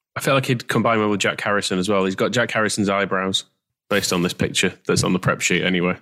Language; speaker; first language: English; native; English